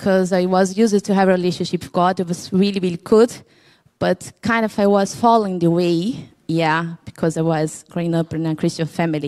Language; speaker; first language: English; non-native, learner; Portuguese